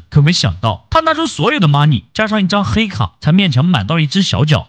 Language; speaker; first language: Chinese; native; Chinese